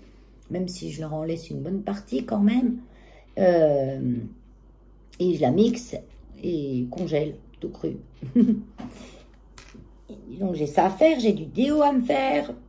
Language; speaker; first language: French; native; French